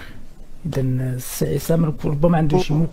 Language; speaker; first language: Arabic; native; Arabic